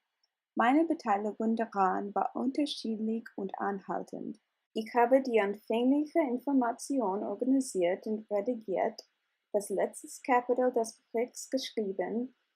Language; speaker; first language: German; non-native, learner; English